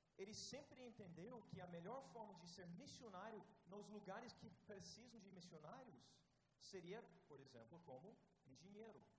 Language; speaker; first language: Portuguese; non-native, fluent; English